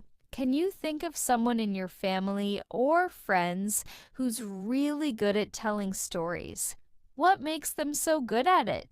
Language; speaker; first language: English; non-native, fluent; Spanish